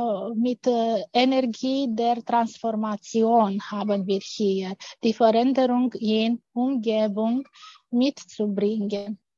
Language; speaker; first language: German; non-native, fluent; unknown